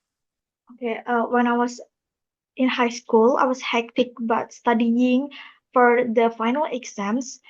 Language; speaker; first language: English; non-native, learner; Indonesian